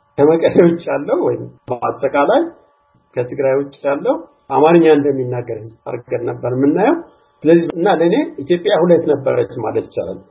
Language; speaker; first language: Amharic; non-native, local second language; Tigrinya